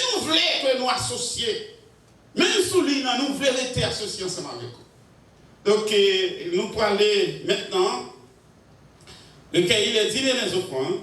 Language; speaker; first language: French; non-native, local second language; Haitian Creole